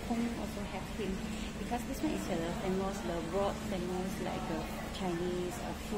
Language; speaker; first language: English; non-native, learner; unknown